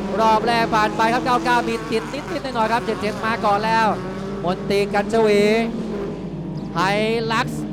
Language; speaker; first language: Thai; native; Thai